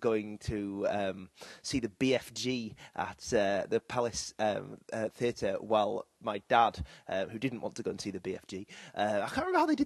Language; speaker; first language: English; native; English